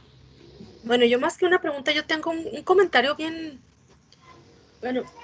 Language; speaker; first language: Spanish; native; Spanish